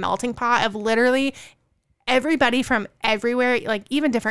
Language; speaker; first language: English; native; English